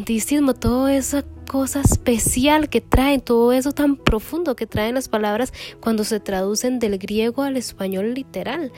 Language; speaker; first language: Spanish; native; Spanish